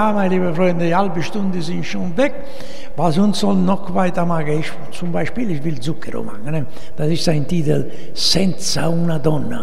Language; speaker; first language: German; non-native, fluent; Italian